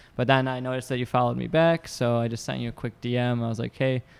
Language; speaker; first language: English; native; English